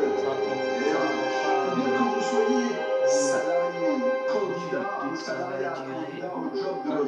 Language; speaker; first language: French; native; French